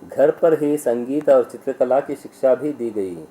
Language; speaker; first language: Hindi; non-native, local second language; Kannada